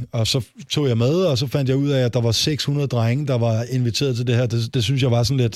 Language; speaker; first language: Danish; native; Danish